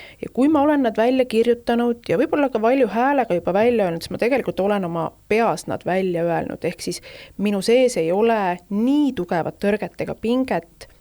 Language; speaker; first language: Estonian; native; Estonian